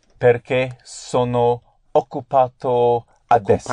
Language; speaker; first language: Italian; non-native, learner; English